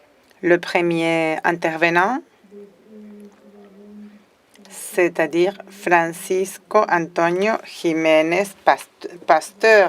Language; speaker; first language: French; non-native, fluent; Spanish